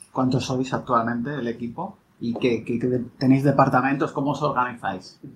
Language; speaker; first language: Spanish; native; Spanish